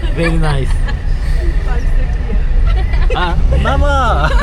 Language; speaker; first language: Korean; native; Korean